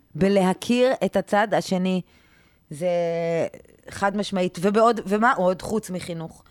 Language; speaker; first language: Hebrew; native; Hebrew